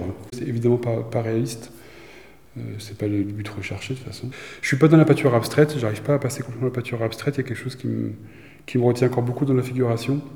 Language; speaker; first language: French; native; French